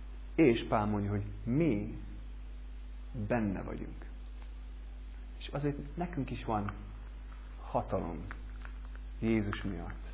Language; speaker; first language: Hungarian; non-native, learner; English